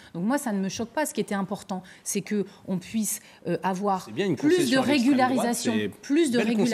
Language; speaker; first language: French; native; French